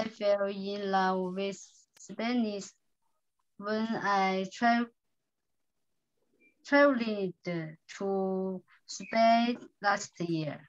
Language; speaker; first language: English; non-native, learner; Chinese